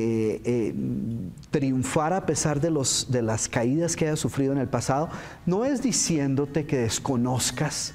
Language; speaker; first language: Spanish; native; Spanish